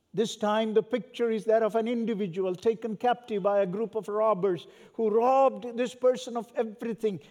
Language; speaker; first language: English; non-native, local second language; Malayalam